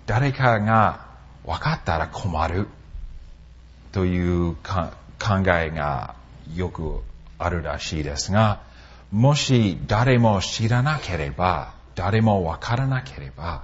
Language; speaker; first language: Japanese; non-native, fluent; English